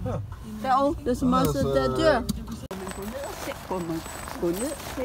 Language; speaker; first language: Danish; non-native, learner; Cebuano